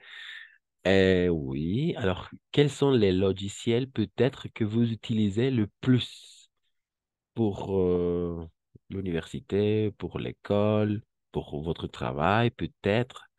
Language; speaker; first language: French; non-native, fluent; Spanish